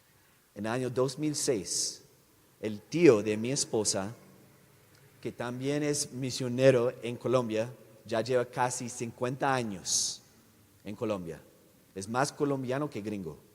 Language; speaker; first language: Spanish; non-native, fluent; English